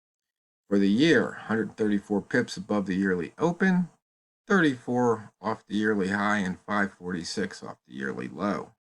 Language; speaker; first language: English; native; English